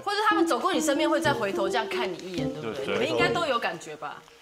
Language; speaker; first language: Chinese; native; Chinese